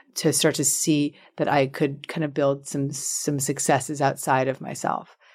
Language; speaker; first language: English; native; English